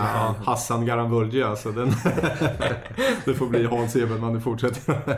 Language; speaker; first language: Swedish; native; Swedish